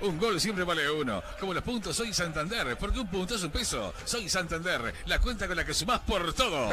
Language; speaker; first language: Spanish; native; Spanish